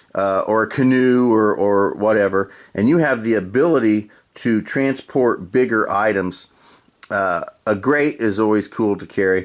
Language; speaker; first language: English; native; English